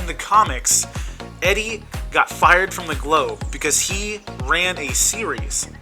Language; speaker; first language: English; native; English